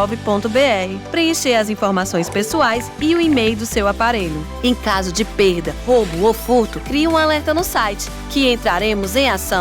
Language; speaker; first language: Portuguese; native; Portuguese